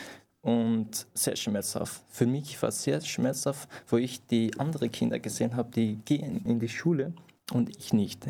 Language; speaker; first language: German; non-native, fluent; Persian